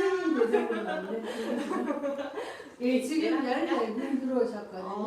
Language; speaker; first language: Korean; native; Korean